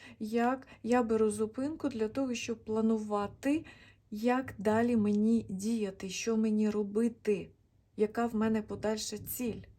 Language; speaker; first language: Ukrainian; native; Ukrainian